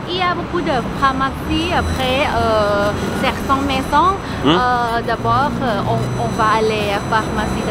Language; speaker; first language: French; non-native, learner; Thai